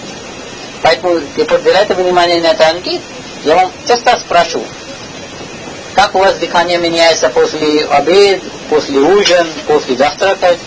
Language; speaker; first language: Russian; non-native, learner; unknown